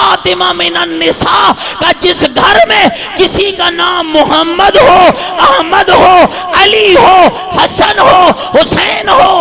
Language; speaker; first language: Urdu; native; Urdu